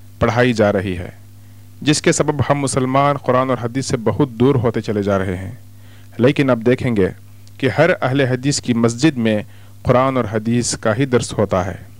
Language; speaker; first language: Urdu; native; Urdu